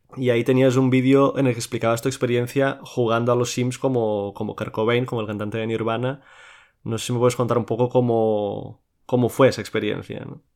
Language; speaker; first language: Spanish; non-native, local second language; Catalan